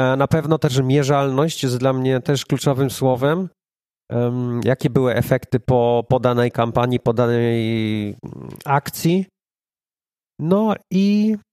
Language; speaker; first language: Polish; early bilingual, heritage; Polish